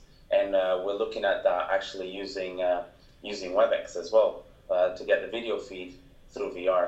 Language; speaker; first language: English; non-native, fluent; Portuguese